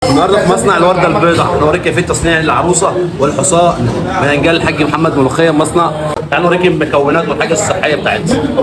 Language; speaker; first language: Arabic; native; Arabic